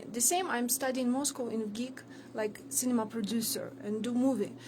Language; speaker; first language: English; non-native, learner; Ukrainian